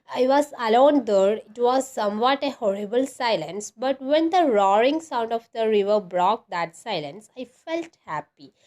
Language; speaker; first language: English; non-native, local second language; Malayalam